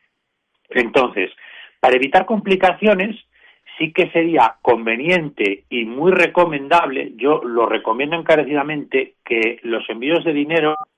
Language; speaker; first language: Spanish; native; Spanish